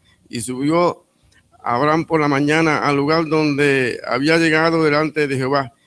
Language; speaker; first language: Spanish; native; Spanish